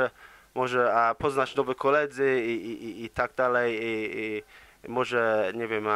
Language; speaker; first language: Polish; early bilingual, heritage; English